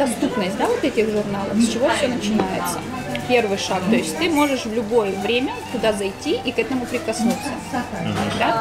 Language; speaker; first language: Russian; native; Russian